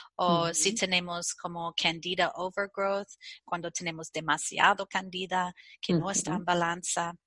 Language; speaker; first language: Spanish; non-native, fluent; English